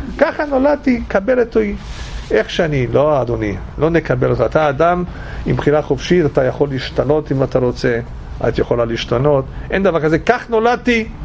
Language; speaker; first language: Hebrew; non-native, fluent; English